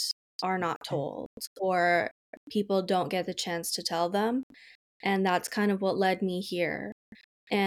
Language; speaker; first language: English; native; English